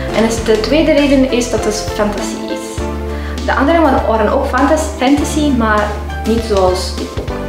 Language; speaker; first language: Dutch; non-native, learner; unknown